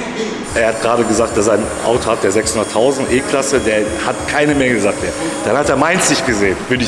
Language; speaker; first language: German; native; German